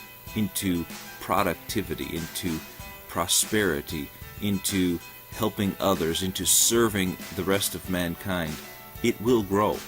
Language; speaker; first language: English; native; English